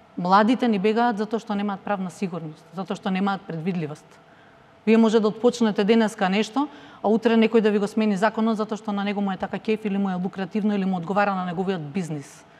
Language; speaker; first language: Macedonian; native; Macedonian